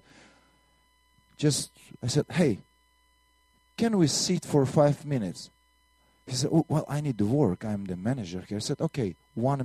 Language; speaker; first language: English; non-native, learner; Russian